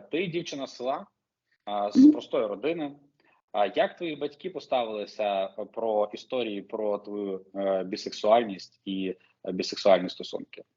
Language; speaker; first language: Ukrainian; native; Ukrainian